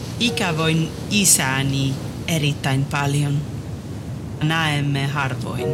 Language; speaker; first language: Finnish; non-native, learner; Italian